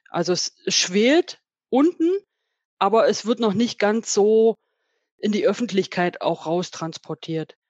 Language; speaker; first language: German; native; German